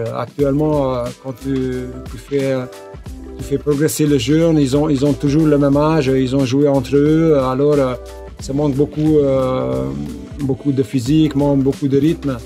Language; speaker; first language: French; non-native, local second language; Hungarian